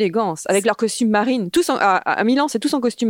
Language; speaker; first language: French; native; French